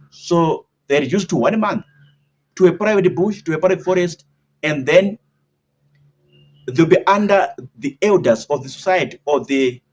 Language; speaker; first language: English; non-native, local second language; Shona